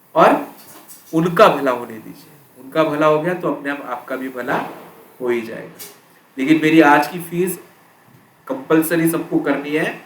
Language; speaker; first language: Hindi; non-native, local second language; Marathi